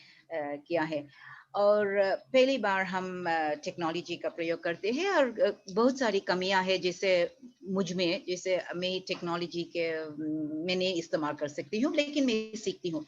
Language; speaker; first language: Hindi; non-native, fluent; English